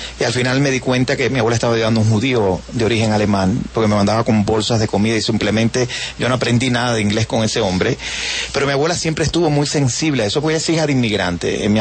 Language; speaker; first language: Spanish; native; Spanish